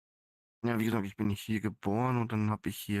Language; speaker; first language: German; non-native, fluent; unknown